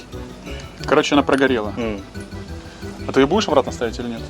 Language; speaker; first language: Russian; native; Russian